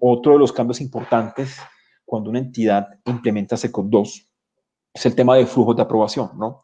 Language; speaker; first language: Spanish; native; Spanish